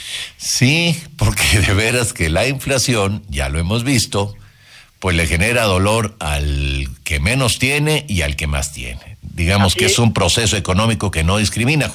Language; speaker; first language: Spanish; native; Spanish